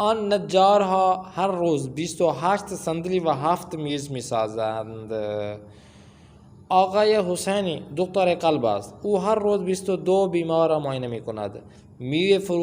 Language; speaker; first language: Persian; non-native, fluent; Urdu